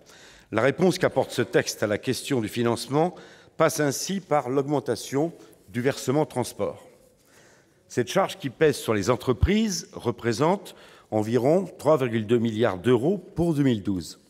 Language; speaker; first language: French; native; French